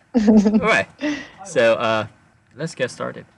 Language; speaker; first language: English; non-native, fluent; Chinese